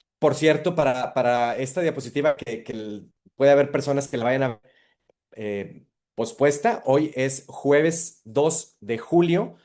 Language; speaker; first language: Spanish; native; Spanish